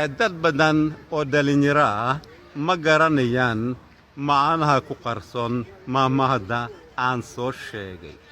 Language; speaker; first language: Somali; non-native, fluent; Swedish